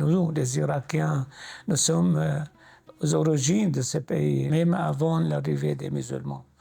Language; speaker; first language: French; non-native, fluent; Arabic